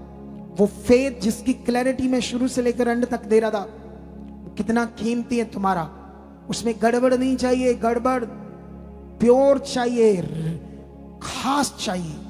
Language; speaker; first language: Hindi; native; Hindi